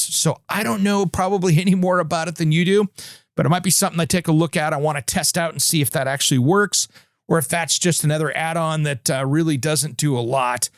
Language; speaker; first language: English; native; English